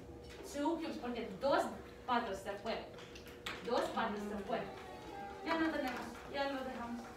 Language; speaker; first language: Spanish; early bilingual, heritage; Spanish